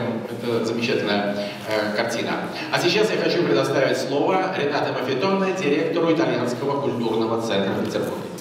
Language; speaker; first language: Russian; native; Russian